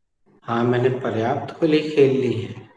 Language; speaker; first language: Hindi; native; Hindi